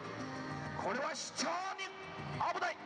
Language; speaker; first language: Japanese; non-native, learner; Chinese